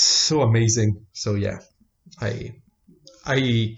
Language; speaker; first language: English; non-native, fluent; Italian